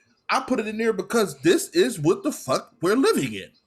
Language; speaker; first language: English; native; English